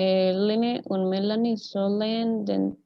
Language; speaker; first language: German; non-native, learner; Spanish